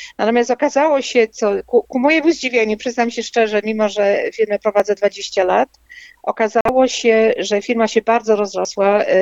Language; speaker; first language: Polish; native; Polish